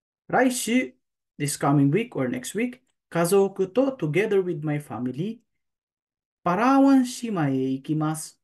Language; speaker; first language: English; non-native, local second language; Filipino